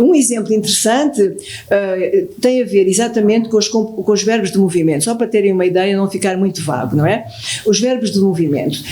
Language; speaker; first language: Portuguese; native; Portuguese